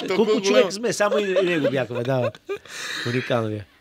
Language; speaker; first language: Bulgarian; non-native, learner; Italian